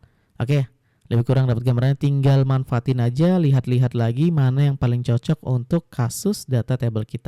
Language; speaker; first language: Indonesian; native; Indonesian